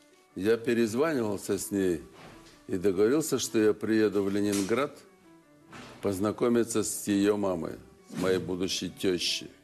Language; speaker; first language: Russian; native; Russian